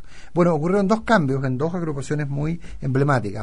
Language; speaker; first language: Spanish; native; Spanish